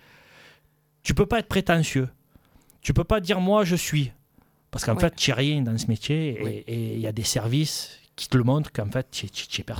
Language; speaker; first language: French; native; French